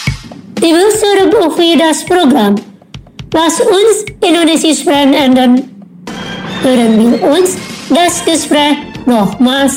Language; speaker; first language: German; non-native, fluent; Indonesian